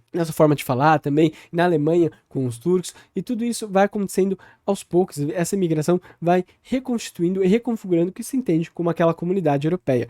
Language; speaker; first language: Portuguese; native; Portuguese